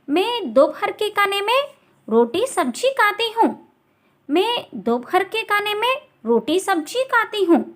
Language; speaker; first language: Hindi; non-native, local second language; Telugu